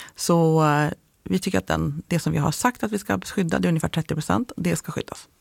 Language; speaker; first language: Swedish; native; Swedish